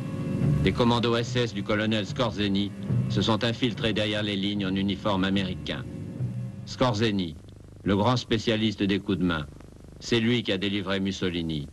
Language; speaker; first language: French; native; French